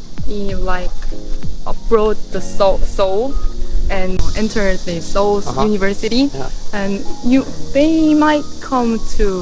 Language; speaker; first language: English; non-native, fluent; Korean